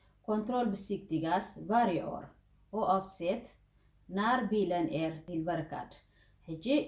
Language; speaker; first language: Swedish; non-native, fluent; Tigrinya